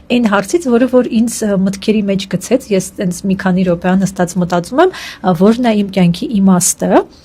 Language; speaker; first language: Armenian; native; Armenian